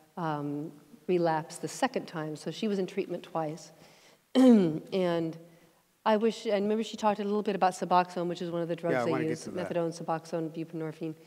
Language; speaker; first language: English; native; English